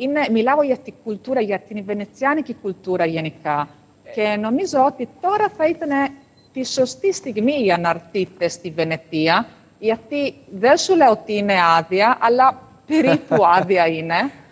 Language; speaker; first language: Greek; non-native, fluent; Italian